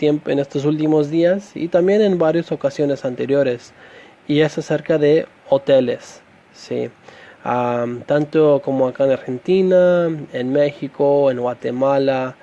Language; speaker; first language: Spanish; non-native, fluent; English